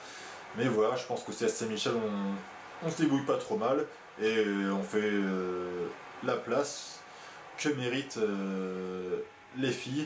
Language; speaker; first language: French; native; French